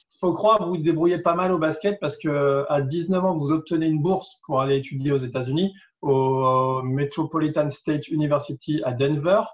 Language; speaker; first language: French; native; French